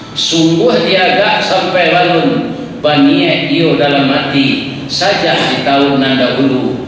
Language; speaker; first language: Malay; non-native, local second language; Minangkabau